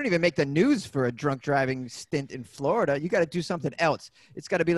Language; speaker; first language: English; native; English